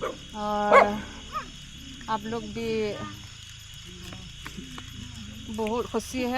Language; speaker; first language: Hindi; non-native, local second language; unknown